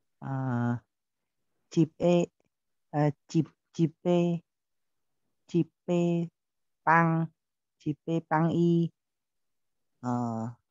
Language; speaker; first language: Korean; non-native, learner; Vietnamese